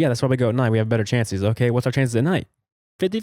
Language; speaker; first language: English; native; English